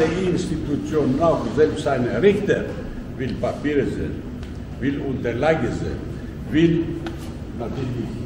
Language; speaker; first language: German; non-native, fluent; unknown